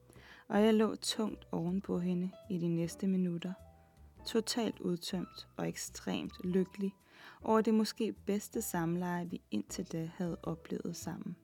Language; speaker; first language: Danish; native; Danish